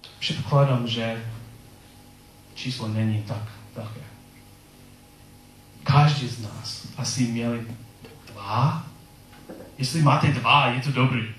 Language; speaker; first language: Czech; non-native, learner; English